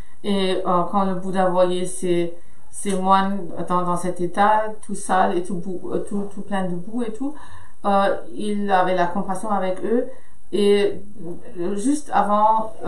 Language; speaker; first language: French; non-native, fluent; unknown